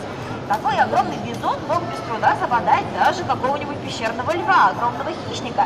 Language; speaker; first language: Russian; native; Russian